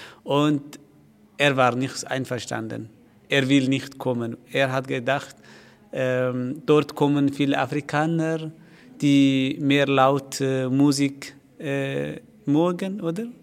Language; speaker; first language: German; non-native, learner; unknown